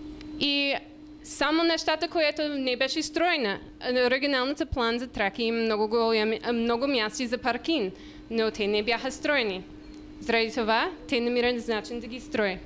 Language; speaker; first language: Bulgarian; non-native, learner; English